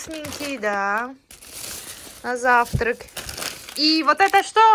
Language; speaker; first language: Russian; non-native, fluent; Tajik